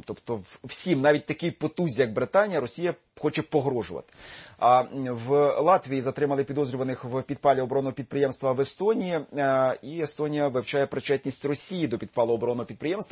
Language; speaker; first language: Ukrainian; native; Ukrainian